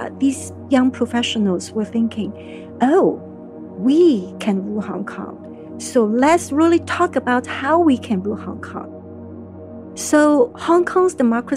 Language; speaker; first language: English; non-native, local second language; Cantonese